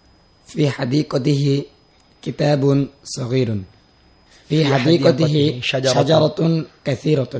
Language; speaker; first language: Arabic; non-native, learner; Bangla